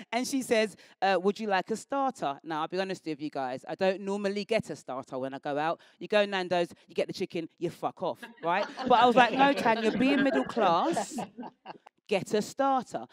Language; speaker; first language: English; native; English